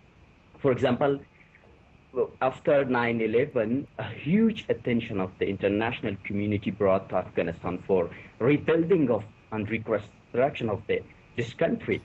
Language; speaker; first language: English; non-native, fluent; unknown